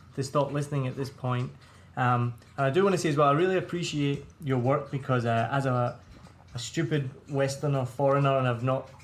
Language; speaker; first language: English; native; English